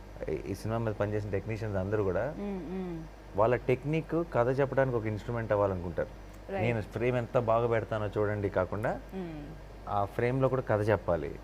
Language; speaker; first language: Telugu; native; Telugu